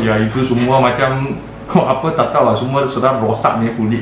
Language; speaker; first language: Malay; non-native, local second language; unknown